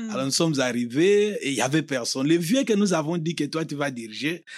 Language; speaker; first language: French; non-native, local second language; Lingala